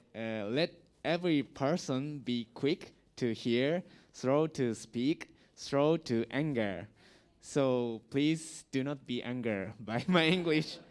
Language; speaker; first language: English; non-native, learner; Japanese